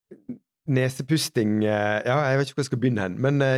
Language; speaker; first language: Norwegian; native; Norwegian